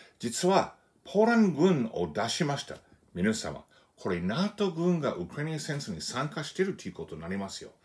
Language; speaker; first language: Japanese; non-native, fluent; English